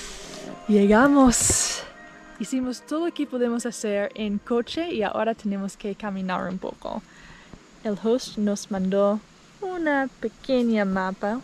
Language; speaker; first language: Spanish; non-native, learner; English